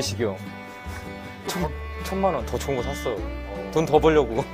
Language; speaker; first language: Korean; native; Korean